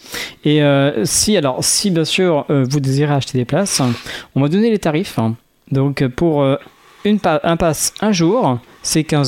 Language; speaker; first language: French; native; French